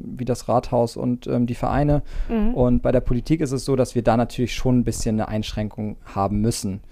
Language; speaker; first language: German; native; German